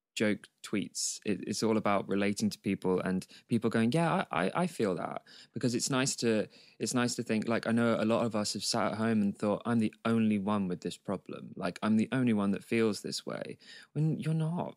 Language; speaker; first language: English; native; English